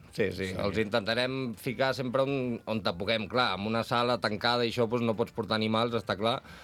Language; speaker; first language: Catalan; non-native, local second language; Spanish